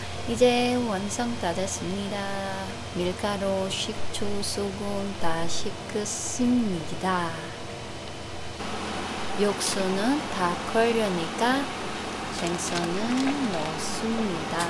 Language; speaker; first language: Korean; non-native, learner; Filipino